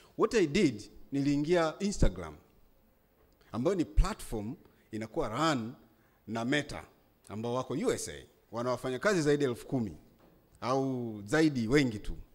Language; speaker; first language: Swahili; native; Swahili